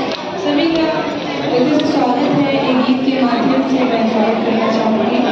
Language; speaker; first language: Hindi; native; Hindi